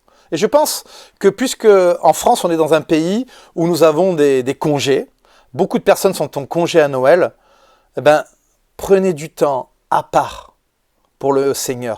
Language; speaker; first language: French; native; French